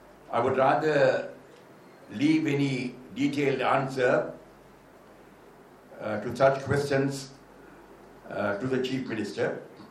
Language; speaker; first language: English; non-native, local second language; Tamil